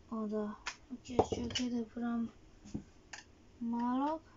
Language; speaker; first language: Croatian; early bilingual, heritage; Croatian